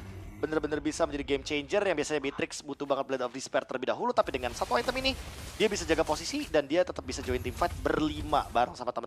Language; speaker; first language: Indonesian; native; Indonesian